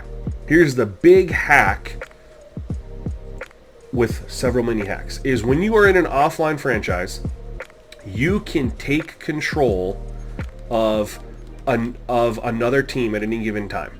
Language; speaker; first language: English; native; English